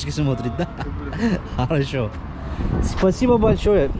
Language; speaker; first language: Russian; non-native, learner; Turkish